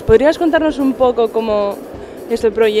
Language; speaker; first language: Spanish; native; Spanish